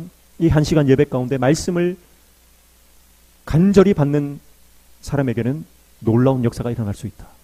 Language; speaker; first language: Korean; native; Korean